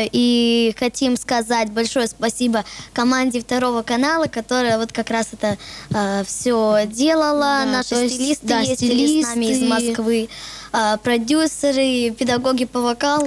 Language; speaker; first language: Russian; native; Russian